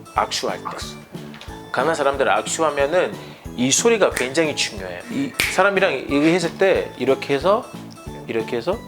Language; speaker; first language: Korean; non-native, fluent; Akan